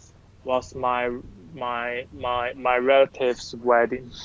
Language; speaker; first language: English; non-native, learner; Chinese